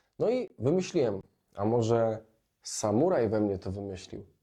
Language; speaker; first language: Polish; native; Polish